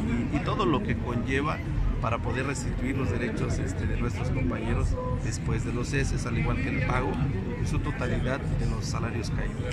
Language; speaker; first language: Spanish; native; Spanish